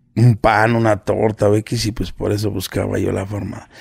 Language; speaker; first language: Spanish; native; Spanish